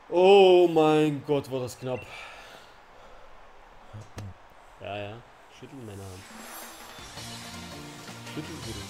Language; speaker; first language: German; native; German